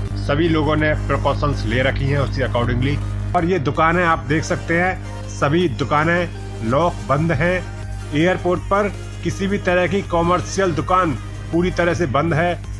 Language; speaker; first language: Hindi; native; Hindi